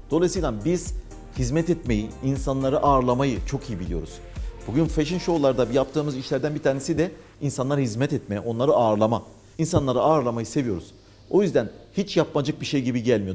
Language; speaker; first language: Turkish; native; Turkish